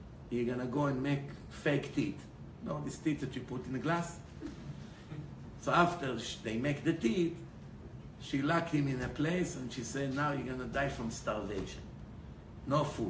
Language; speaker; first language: English; non-native, fluent; Hebrew